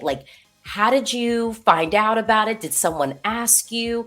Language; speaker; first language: English; native; English